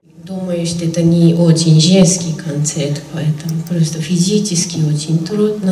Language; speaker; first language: Russian; non-native, learner; Japanese